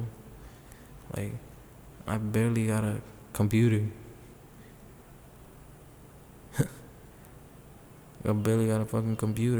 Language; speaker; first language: English; native; English